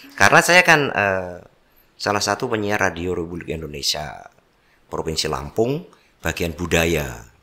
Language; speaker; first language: Indonesian; non-native, local second language; Javanese